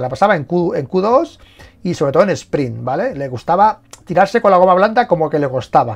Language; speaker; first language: Spanish; native; Spanish